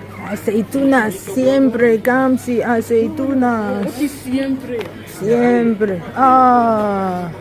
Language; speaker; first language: Spanish; non-native, fluent; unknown